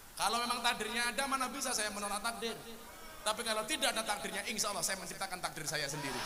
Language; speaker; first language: Indonesian; native; Indonesian